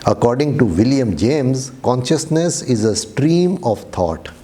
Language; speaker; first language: English; non-native, local second language; Urdu